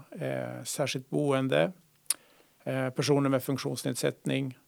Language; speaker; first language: Swedish; native; Swedish